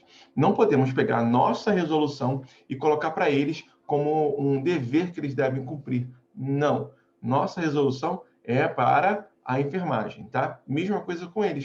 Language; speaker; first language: Portuguese; native; Portuguese